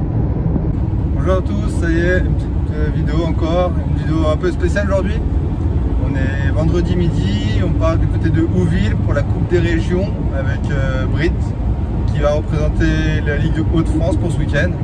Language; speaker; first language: French; native; French